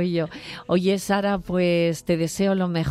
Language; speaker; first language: Spanish; native; Spanish